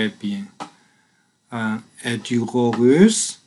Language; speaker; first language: French; non-native, learner; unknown